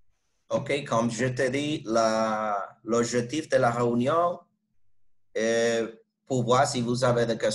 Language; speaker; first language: French; non-native, fluent; Spanish